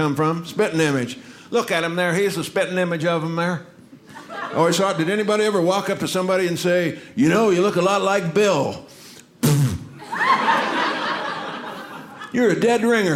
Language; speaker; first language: English; native; English